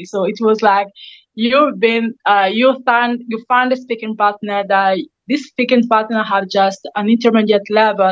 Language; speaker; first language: English; non-native, learner; French